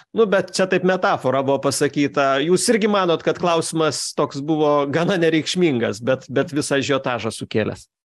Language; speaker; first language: Lithuanian; native; Lithuanian